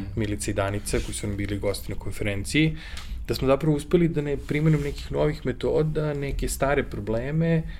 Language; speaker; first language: Serbian; native; Serbian